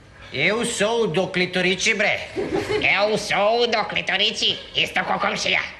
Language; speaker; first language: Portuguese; non-native, learner; Serbian